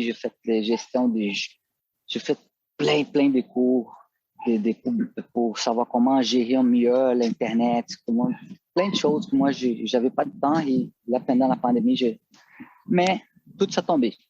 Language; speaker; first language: French; non-native, fluent; Portuguese